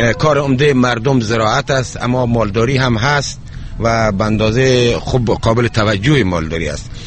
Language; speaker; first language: Persian; native; Persian